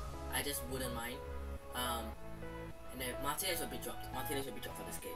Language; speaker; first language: English; native; English